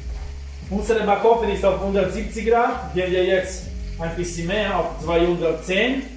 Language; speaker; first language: German; non-native, fluent; Italian